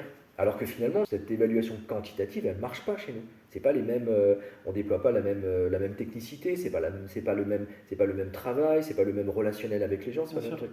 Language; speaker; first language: French; native; French